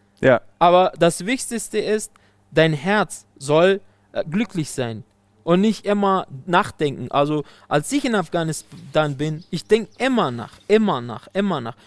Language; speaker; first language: German; non-native, fluent; Persian